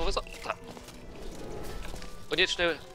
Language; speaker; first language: German; native; German